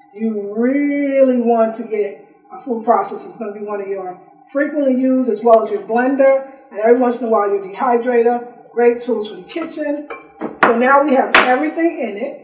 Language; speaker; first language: English; native; English